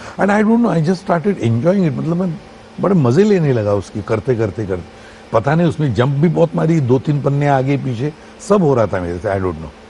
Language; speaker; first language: Hindi; non-native, local second language; Marathi